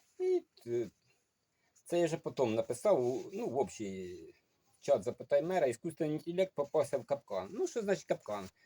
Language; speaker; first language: Ukrainian; non-native, local second language; Russian